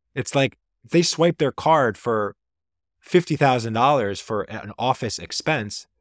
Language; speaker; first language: English; native; English